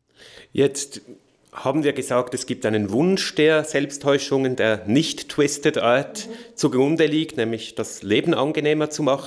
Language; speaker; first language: German; native; German